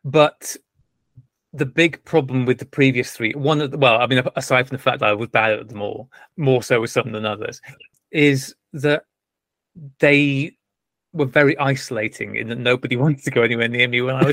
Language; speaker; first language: English; native; English